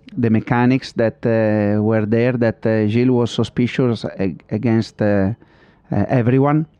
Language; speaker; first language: English; non-native, fluent; Italian